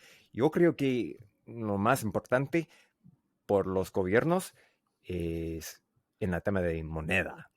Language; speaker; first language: Spanish; non-native, learner; English